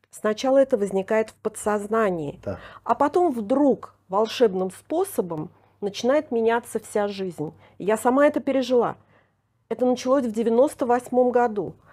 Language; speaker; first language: Russian; native; Russian